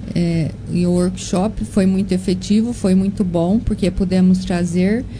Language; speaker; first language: Portuguese; native; Portuguese